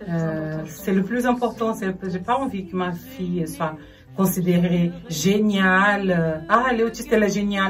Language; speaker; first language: French; non-native, fluent; Portuguese